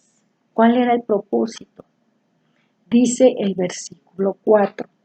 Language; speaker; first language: Spanish; native; Spanish